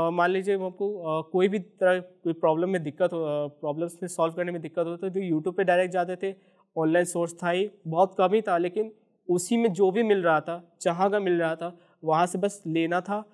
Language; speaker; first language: Hindi; native; Hindi